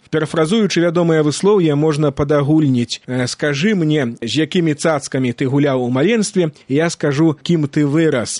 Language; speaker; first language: Belarusian; native; Belarusian